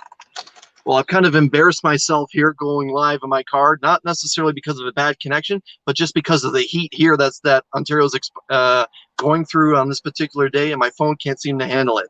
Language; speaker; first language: English; native; English